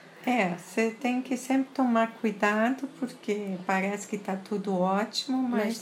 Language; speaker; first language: Portuguese; early bilingual, other home language; French